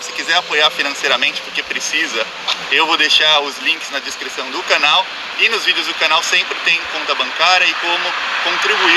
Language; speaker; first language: Portuguese; native; Portuguese